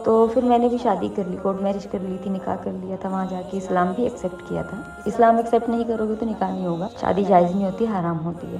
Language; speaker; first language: Hindi; native; Hindi